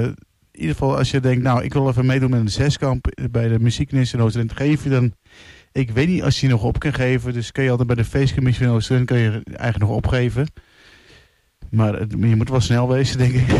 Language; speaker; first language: Dutch; native; Dutch